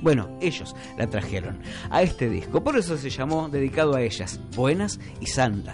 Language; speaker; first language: Spanish; native; Spanish